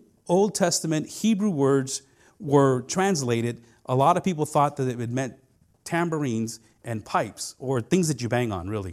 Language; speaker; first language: English; non-native, fluent; Spanish